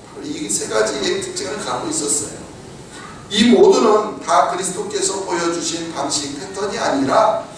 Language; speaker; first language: Korean; native; Korean